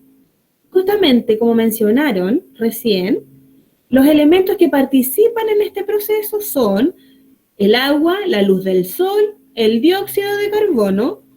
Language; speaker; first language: Spanish; native; Spanish